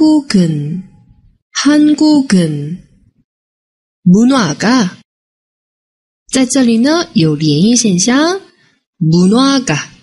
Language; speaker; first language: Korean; non-native, fluent; Chinese